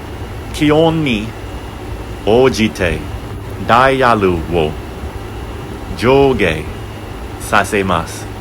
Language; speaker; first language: Japanese; non-native, learner; English